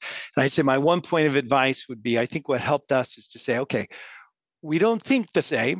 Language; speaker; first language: English; native; English